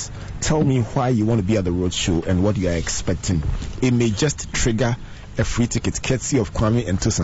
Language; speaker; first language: English; non-native, local second language; Akan